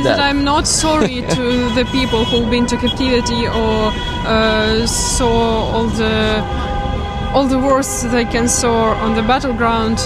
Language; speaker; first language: English; non-native, fluent; Ukrainian